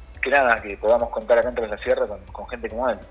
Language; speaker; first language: Spanish; native; Spanish